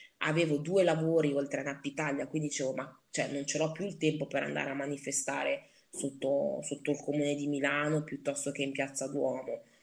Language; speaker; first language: Italian; early bilingual, other home language; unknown